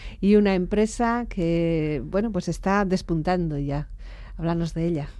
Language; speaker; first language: Spanish; native; Spanish